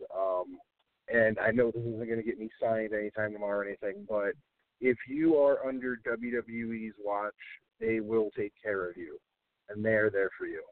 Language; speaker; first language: English; native; English